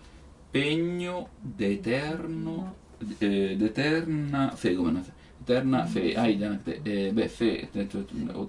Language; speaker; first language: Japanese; non-native, learner; Italian